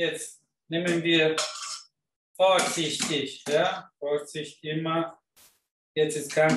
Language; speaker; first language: German; non-native, fluent; Italian